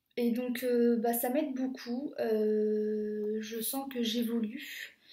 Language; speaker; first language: French; native; French